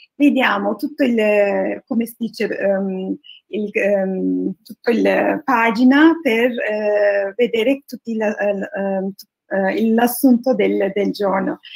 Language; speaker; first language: Italian; non-native, learner; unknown